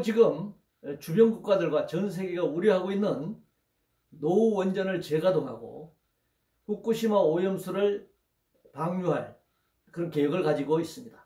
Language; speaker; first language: Korean; native; Korean